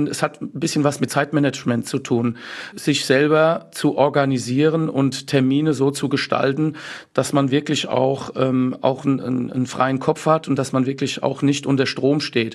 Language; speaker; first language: German; native; German